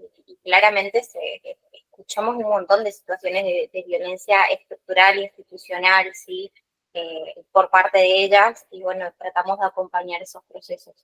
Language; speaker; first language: Spanish; native; Spanish